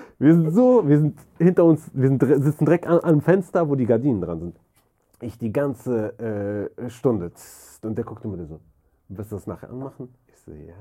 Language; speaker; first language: German; early bilingual, other home language; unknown